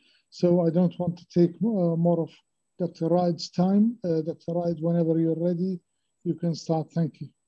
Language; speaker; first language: English; non-native, fluent; Arabic